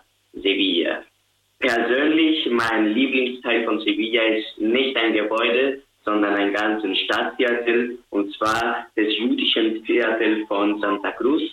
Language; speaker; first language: German; non-native, learner; Spanish